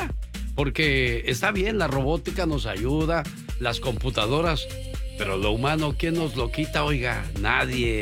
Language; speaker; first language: Spanish; native; Spanish